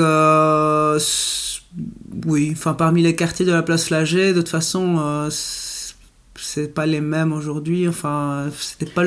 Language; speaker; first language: French; non-native, fluent; Greek